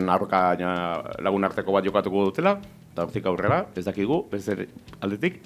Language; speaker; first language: Basque; native; Basque